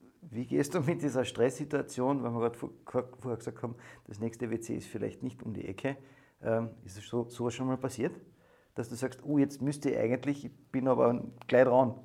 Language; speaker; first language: German; native; German